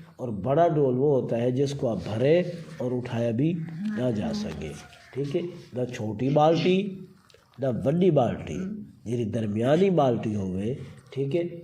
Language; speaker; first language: Urdu; non-native, local second language; Saraiki